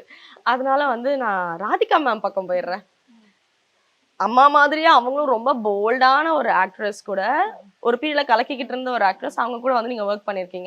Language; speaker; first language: Tamil; native; Tamil